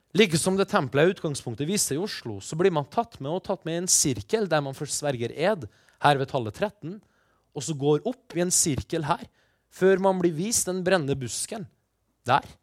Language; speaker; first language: Norwegian; early bilingual, other home language; Persian